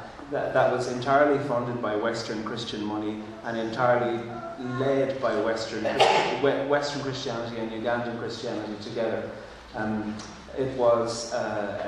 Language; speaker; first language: English; non-native, local second language; Irish